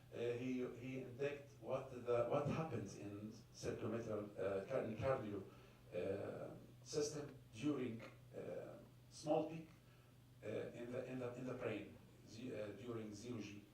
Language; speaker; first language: English; non-native, fluent; Arabic